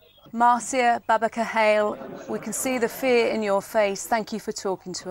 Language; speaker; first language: English; native; English